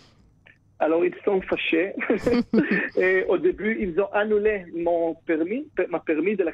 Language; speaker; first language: French; non-native, fluent; Hebrew